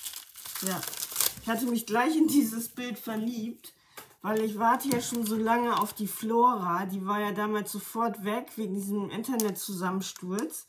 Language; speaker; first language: German; native; German